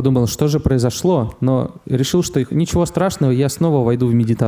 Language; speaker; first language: Russian; native; Russian